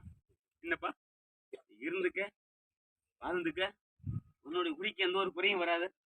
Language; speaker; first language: Tamil; native; Tamil